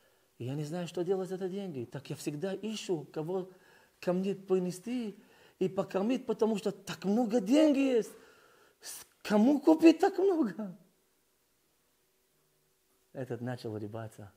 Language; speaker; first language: Russian; early bilingual, heritage; Russian